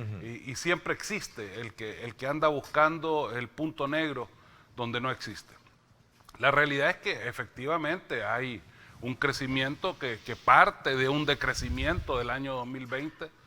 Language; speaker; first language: Spanish; native; Spanish